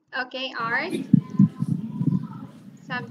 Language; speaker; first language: English; non-native, learner; Thai